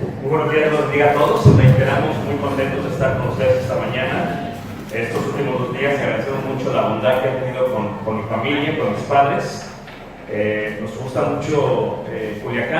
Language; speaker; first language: Spanish; early bilingual, heritage; Spanish